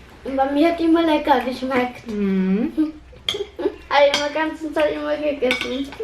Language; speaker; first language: German; early bilingual, other home language; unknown